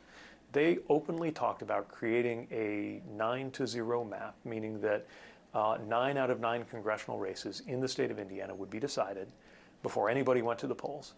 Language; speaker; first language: English; native; English